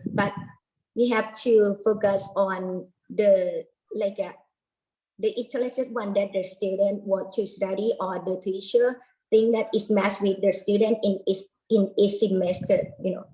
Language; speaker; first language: English; non-native, learner; Thai